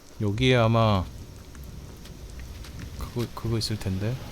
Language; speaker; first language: Korean; native; Korean